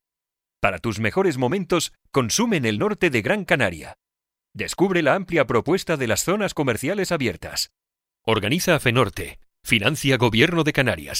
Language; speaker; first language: Spanish; native; Spanish